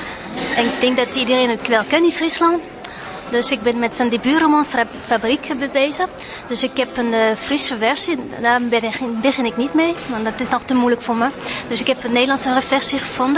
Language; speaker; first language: Dutch; early bilingual, other home language; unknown